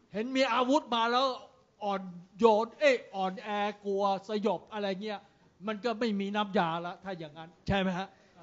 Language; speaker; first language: Thai; native; Thai